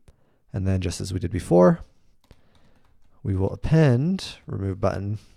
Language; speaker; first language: English; native; English